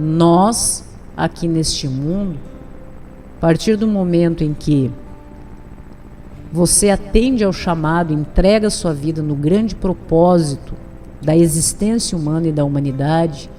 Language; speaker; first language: Portuguese; native; Portuguese